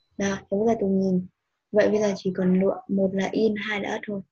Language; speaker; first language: Vietnamese; native; Vietnamese